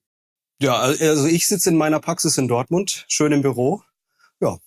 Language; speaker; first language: German; native; German